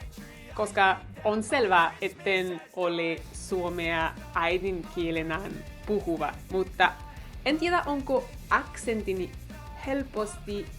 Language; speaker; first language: Finnish; non-native, fluent; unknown